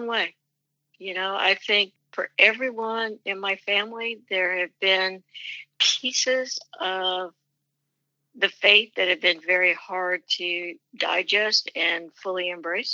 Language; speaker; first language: English; native; English